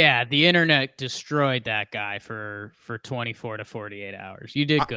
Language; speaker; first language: English; native; English